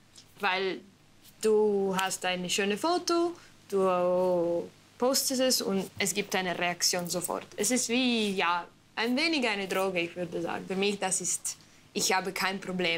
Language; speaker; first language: German; non-native, learner; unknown